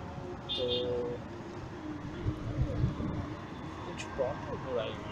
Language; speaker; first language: Hindi; non-native, learner; Bangla